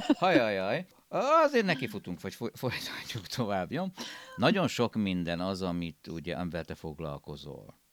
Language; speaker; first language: Hungarian; native; Hungarian